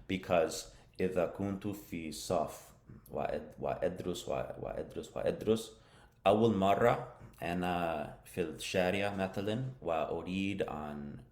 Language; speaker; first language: Arabic; non-native, learner; English